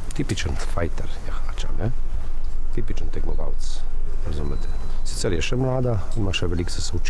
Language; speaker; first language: English; non-native, fluent; Slovenian